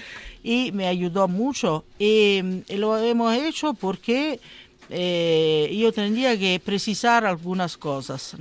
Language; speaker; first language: Spanish; non-native, learner; Italian